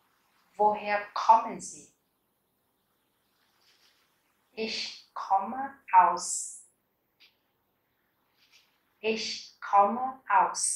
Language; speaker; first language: German; non-native, fluent; Vietnamese